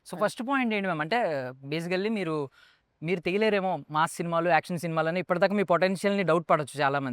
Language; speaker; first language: Telugu; native; Telugu